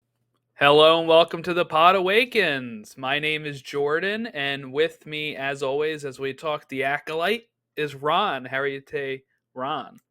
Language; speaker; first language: English; native; English